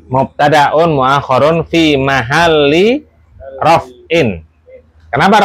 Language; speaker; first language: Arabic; non-native, fluent; Indonesian